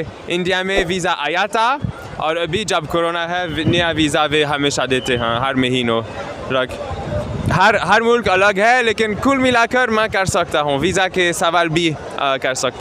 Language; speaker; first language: Hindi; non-native, learner; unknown